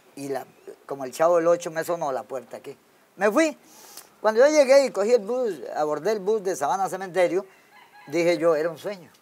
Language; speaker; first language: Spanish; native; Spanish